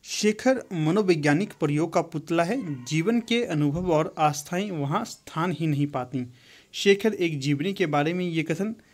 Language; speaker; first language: Hindi; native; Hindi